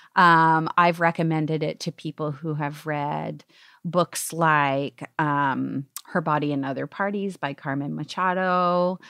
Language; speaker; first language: English; native; English